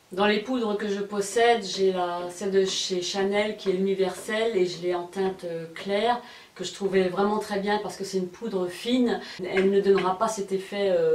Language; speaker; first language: French; native; French